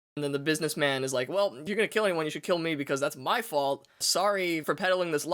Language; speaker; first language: English; native; English